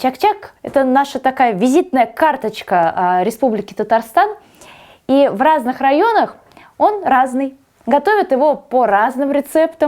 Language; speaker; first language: Russian; native; Russian